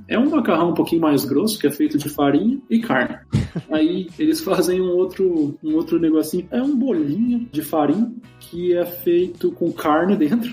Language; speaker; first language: Portuguese; native; Portuguese